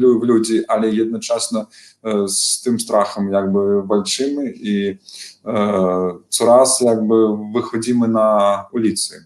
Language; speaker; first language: Polish; non-native, learner; Belarusian